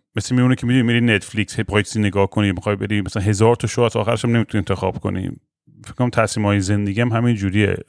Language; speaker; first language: Persian; native; Persian